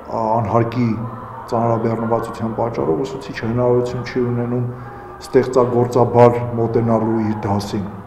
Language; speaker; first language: Armenian; native; Armenian